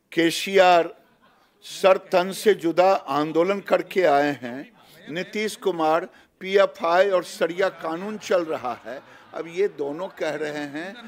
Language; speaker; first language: Hindi; native; Hindi